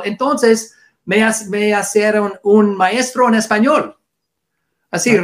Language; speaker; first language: Spanish; non-native, learner; English